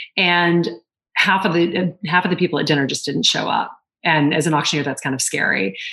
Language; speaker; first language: English; native; English